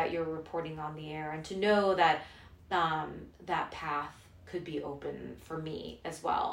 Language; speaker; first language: English; non-native, local second language; Korean